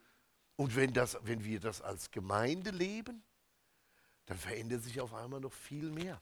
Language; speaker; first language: German; native; German